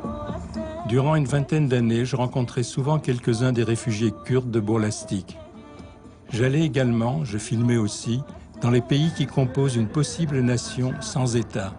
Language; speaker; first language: French; native; French